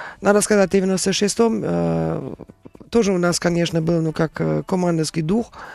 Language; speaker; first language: Russian; non-native, learner; German